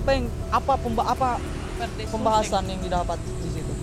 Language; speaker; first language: Indonesian; native; Indonesian